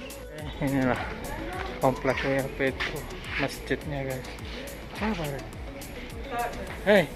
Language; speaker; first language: Indonesian; native; Indonesian